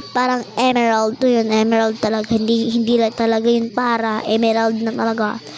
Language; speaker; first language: Filipino; non-native, local second language; Cebuano